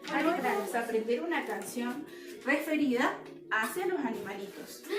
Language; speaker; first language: Spanish; native; Spanish